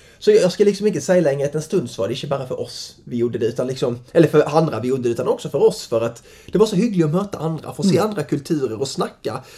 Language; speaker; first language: Swedish; native; Swedish